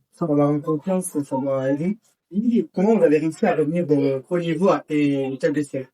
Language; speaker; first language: French; native; French